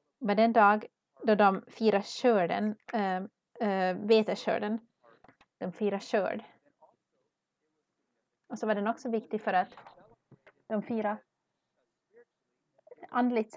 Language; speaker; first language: Swedish; non-native, learner; English